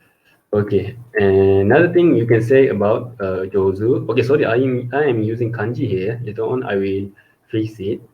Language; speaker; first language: English; non-native, local second language; Malay